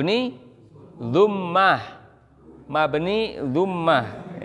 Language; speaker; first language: Arabic; non-native, fluent; Indonesian